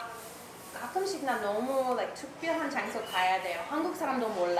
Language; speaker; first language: Korean; non-native, learner; English